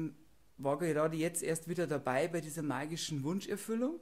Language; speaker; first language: German; native; German